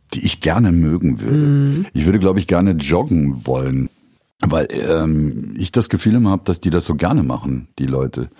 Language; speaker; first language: German; native; German